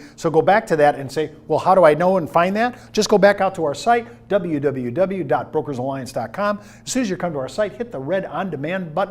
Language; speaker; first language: English; native; English